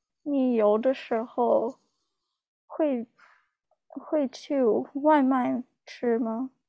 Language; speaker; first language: Chinese; non-native, learner; English